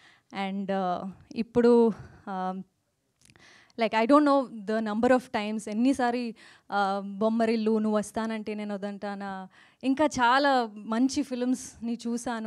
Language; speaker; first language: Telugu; non-native, fluent; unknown